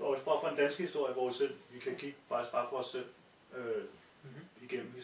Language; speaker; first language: Danish; native; Danish